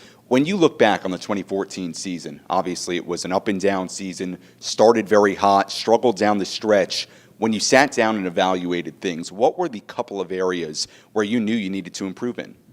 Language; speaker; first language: English; native; English